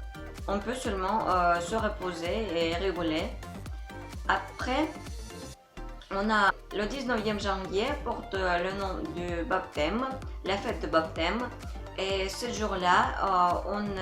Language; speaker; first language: French; non-native, fluent; Russian